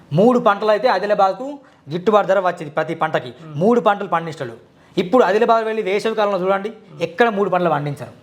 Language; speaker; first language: Telugu; non-native, local second language; Marathi